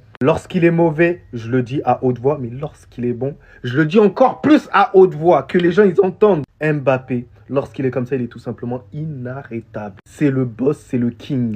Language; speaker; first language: French; native; French